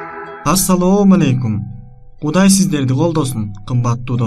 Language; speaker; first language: Kyrgyz; native; Kyrgyz